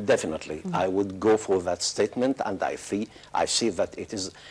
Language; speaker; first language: English; non-native, fluent; Arabic